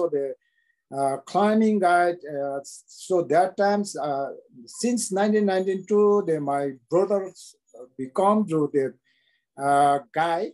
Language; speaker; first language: English; non-native, local second language; Sherpa